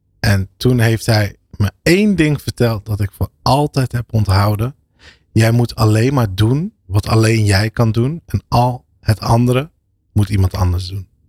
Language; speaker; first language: Dutch; early bilingual, other home language; Arabic